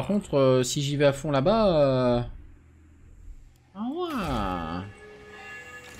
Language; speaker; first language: French; native; French